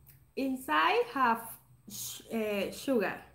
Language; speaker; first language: English; non-native, learner; Spanish